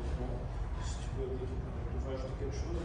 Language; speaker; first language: French; non-native, fluent; Italian